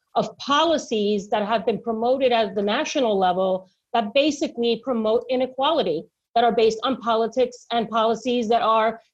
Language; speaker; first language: English; non-native, local second language; Spanish